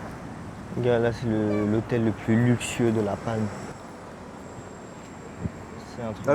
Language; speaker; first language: French; native; French